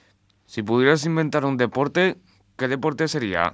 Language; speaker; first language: Spanish; native; Spanish